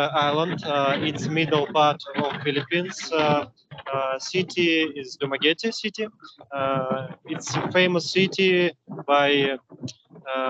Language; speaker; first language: English; non-native, learner; Russian